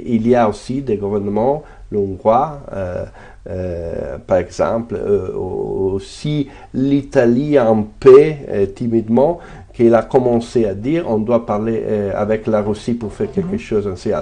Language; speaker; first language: French; non-native, fluent; Italian